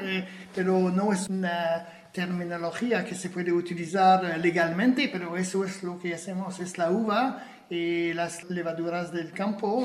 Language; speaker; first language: Spanish; non-native, fluent; French